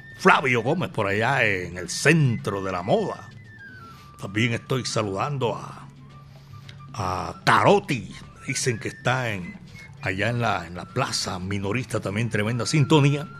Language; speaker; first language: Spanish; native; Spanish